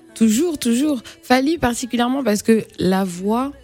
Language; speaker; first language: French; native; French